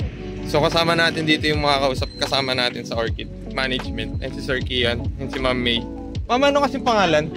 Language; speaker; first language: Filipino; native; Filipino